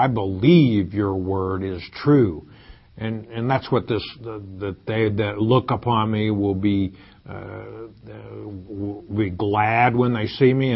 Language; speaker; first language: English; native; English